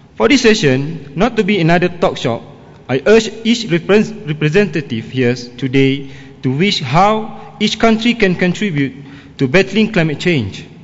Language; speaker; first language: English; non-native, local second language; Malay